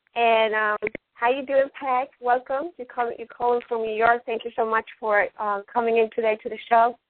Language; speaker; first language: English; non-native, fluent; Spanish